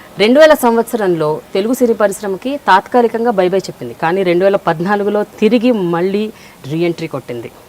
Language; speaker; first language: Telugu; native; Telugu